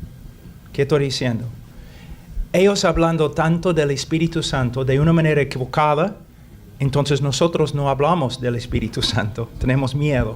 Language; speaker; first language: Spanish; non-native, fluent; English